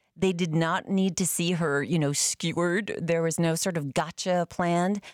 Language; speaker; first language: English; native; English